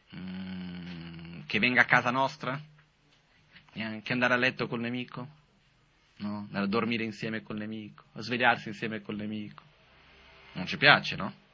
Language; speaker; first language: Italian; non-native, fluent; Portuguese